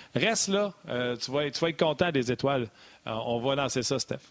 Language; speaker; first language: French; native; French